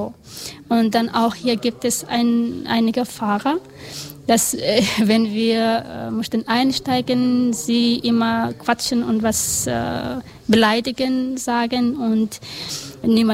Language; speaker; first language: German; non-native, learner; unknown